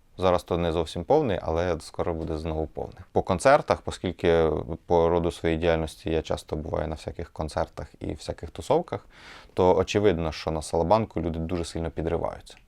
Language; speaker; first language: Ukrainian; native; Ukrainian